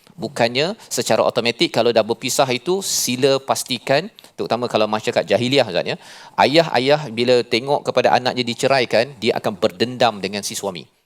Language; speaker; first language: Malay; native; Malay